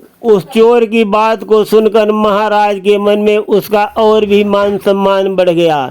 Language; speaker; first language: Hindi; native; Hindi